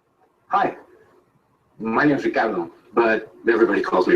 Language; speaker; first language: English; non-native, learner; Spanish